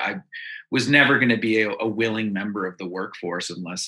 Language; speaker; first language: English; native; English